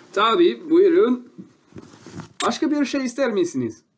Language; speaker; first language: Turkish; non-native, learner; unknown